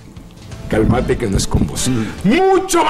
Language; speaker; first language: Spanish; native; Spanish